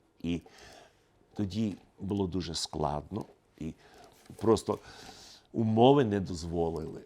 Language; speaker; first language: Ukrainian; early bilingual, heritage; Ukrainian